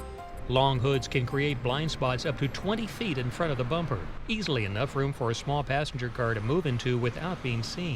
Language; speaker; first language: English; native; English